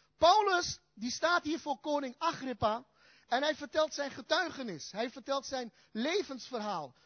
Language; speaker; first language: Dutch; early bilingual, other home language; Turkish